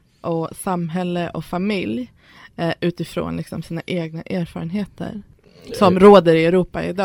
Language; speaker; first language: Swedish; early bilingual, other home language; Persian